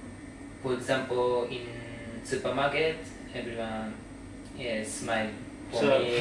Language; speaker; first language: English; non-native, learner; Japanese